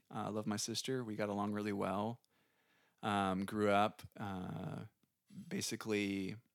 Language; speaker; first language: English; native; English